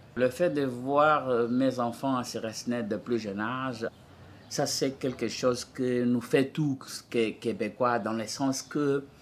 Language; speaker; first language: French; non-native, fluent; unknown